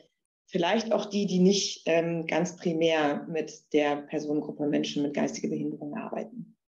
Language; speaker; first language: German; native; German